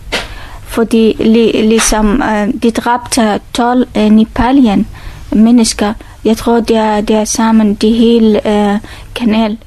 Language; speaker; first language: Danish; non-native, learner; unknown